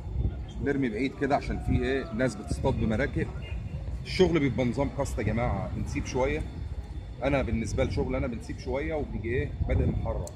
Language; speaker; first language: Arabic; native; Arabic